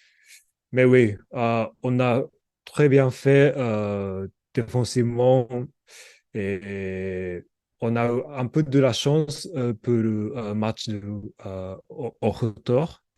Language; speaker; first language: French; non-native, learner; Japanese